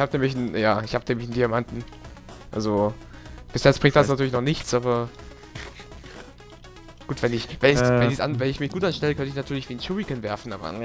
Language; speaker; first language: German; native; German